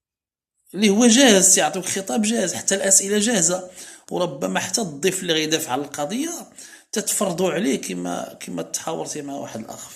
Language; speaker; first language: Arabic; native; Arabic